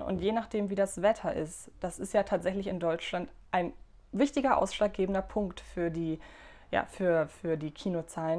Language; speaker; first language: German; native; German